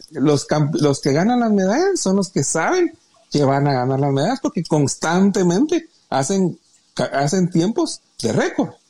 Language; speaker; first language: Spanish; native; Spanish